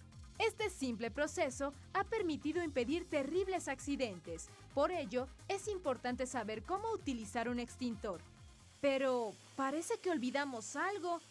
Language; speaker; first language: Spanish; native; Spanish